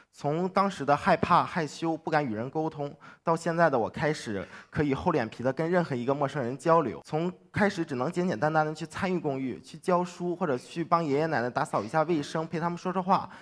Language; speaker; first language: Chinese; native; Chinese